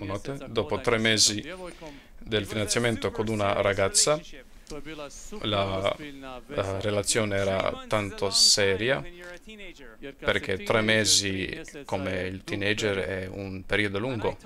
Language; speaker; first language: Italian; non-native, fluent; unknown